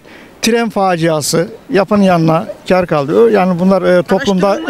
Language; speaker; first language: Turkish; native; Turkish